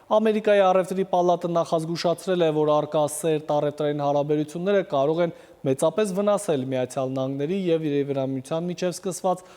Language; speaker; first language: Armenian; native; Armenian